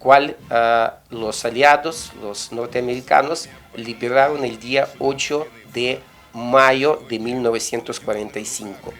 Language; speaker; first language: Spanish; non-native, fluent; Russian